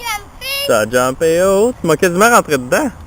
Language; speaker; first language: French; native; French